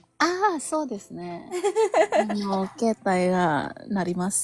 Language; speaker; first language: Japanese; non-native, learner; Filipino